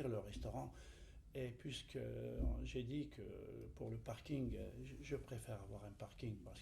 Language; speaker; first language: French; non-native, fluent; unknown